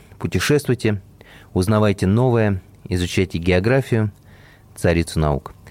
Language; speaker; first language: Russian; native; Russian